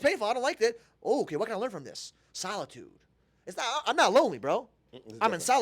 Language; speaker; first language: English; native; English